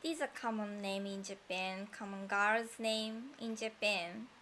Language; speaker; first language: English; non-native, fluent; Japanese